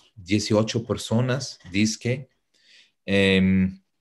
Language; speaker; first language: Spanish; non-native, fluent; English